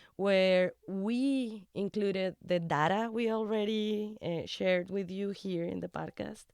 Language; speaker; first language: English; non-native, fluent; Spanish